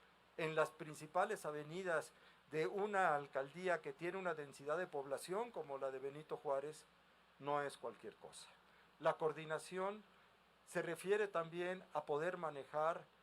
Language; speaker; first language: Spanish; native; Spanish